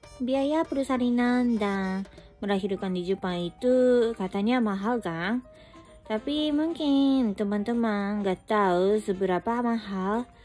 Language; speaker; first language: Indonesian; non-native, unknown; Japanese